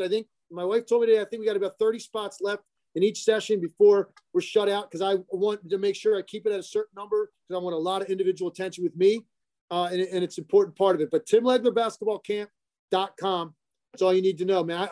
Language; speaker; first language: English; native; English